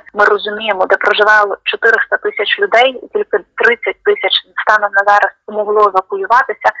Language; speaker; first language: Ukrainian; native; Ukrainian